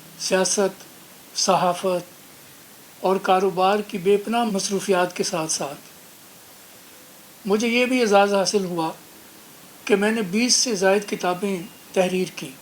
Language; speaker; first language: Urdu; non-native, local second language; Punjabi